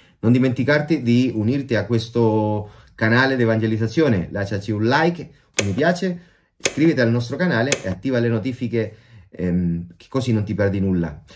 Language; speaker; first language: Italian; non-native, fluent; Spanish